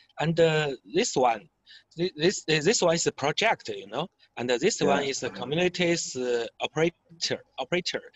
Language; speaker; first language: English; non-native, learner; Chinese